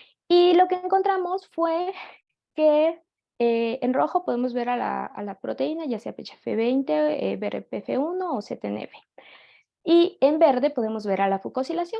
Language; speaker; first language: Spanish; native; Spanish